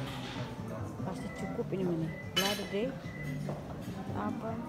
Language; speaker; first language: Dutch; non-native, learner; Indonesian